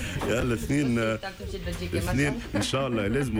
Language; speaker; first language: Arabic; native; Arabic